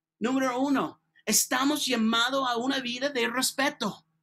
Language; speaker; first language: Spanish; non-native, learner; English